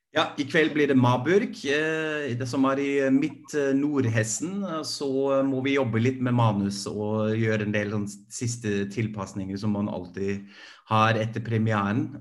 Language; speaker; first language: Norwegian; non-native, fluent; German